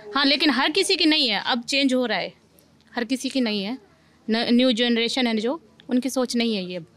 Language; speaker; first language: Hindi; native; Hindi